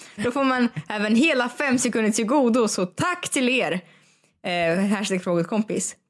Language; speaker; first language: Swedish; non-native, fluent; Russian